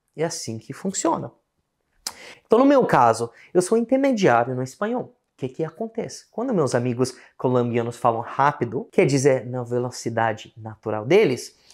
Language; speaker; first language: Portuguese; non-native, fluent; English